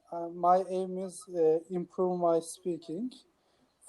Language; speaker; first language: English; non-native, learner; Turkish